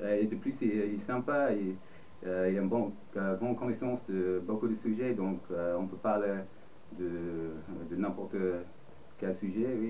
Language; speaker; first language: French; non-native, fluent; English